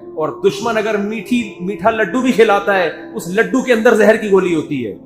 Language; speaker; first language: Urdu; native; Urdu